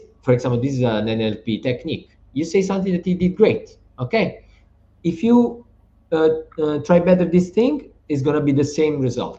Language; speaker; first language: English; non-native, fluent; Italian